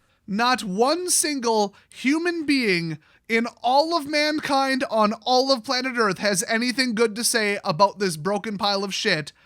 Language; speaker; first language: English; native; English